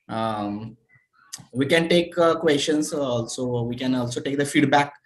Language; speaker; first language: English; non-native, local second language; Marathi